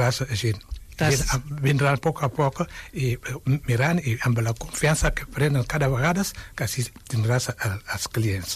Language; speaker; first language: Catalan; non-native, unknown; Wolof